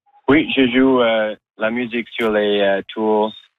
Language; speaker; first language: French; non-native, local second language; English